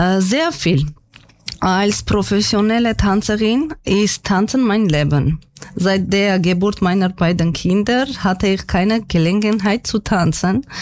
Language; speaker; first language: German; non-native, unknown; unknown